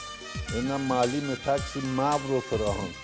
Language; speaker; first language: Greek; non-native, learner; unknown